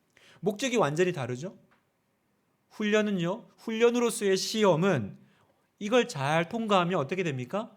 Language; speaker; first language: Korean; native; Korean